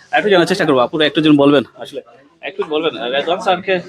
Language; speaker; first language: Bangla; native; Bangla